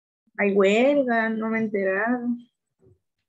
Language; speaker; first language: Spanish; native; Spanish